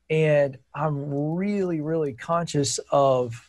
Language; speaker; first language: English; native; English